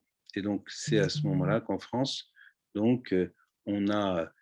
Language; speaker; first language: French; native; French